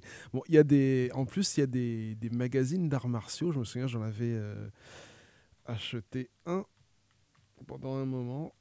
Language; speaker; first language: French; native; French